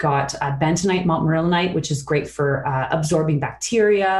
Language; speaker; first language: English; native; English